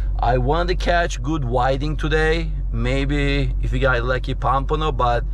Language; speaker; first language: English; native; English